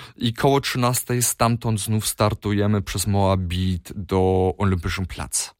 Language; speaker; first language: Polish; early bilingual, heritage; Polish